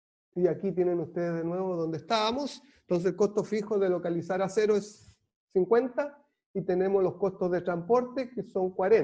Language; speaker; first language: Spanish; native; Spanish